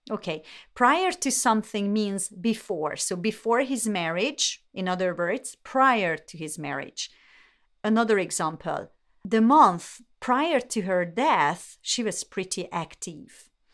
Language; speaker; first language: English; non-native, fluent; Hungarian